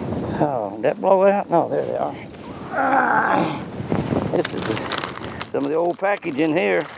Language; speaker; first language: English; native; English